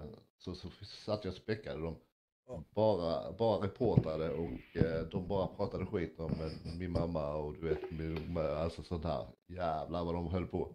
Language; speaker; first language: Swedish; native; Swedish